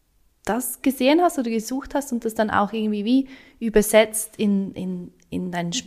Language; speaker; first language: German; native; German